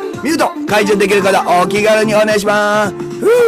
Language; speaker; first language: Japanese; native; Japanese